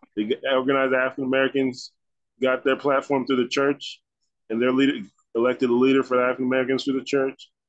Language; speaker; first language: English; native; English